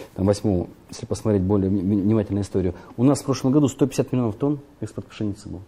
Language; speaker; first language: Russian; native; Russian